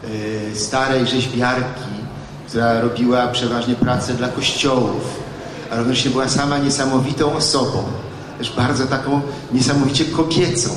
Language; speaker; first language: Polish; native; Polish